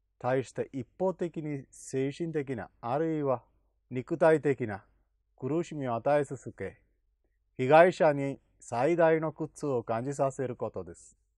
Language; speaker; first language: Japanese; non-native, fluent; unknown